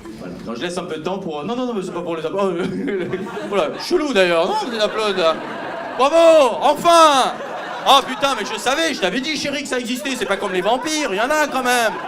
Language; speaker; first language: French; early bilingual, other home language; Arabic